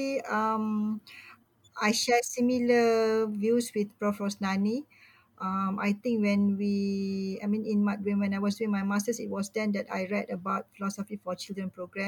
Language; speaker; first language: English; non-native, local second language; Malay